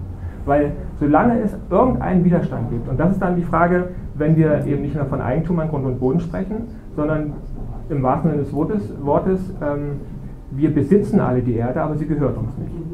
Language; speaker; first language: German; native; German